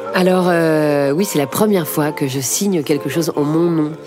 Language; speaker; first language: French; native; French